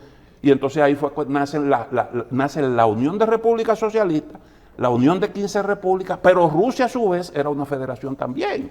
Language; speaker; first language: Spanish; native; Spanish